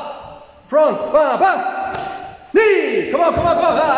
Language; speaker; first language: English; non-native, learner; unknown